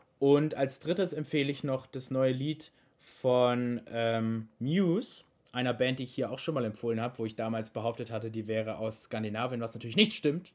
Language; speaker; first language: German; native; German